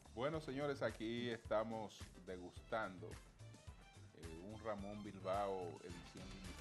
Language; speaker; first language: Spanish; native; Spanish